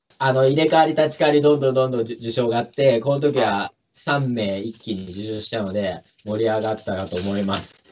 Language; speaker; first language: Japanese; native; Japanese